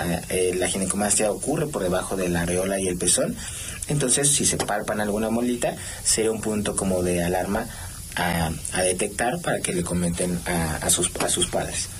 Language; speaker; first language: Spanish; native; Spanish